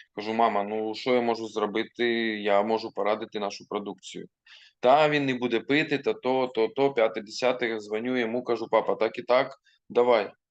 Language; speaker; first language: Ukrainian; non-native, local second language; Russian